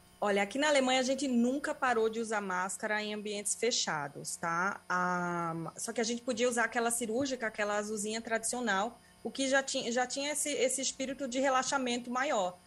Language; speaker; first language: Portuguese; native; Portuguese